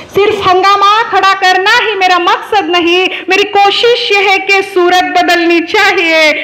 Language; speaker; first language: Hindi; non-native, local second language; Marathi